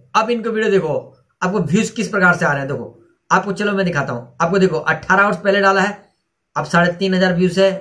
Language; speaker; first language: Hindi; native; Hindi